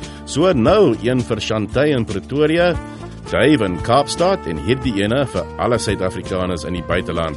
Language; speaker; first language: Afrikaans; early bilingual, heritage; Afrikaans